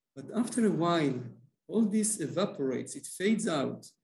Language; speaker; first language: English; non-native, fluent; Hebrew